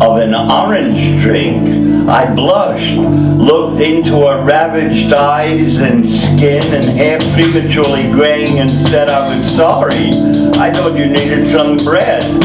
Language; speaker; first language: English; native; English